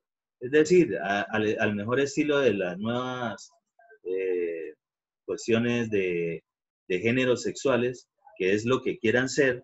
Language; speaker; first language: Spanish; native; Spanish